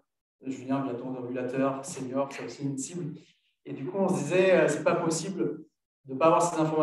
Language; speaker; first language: French; native; French